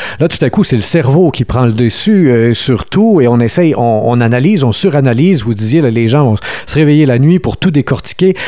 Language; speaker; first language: French; native; French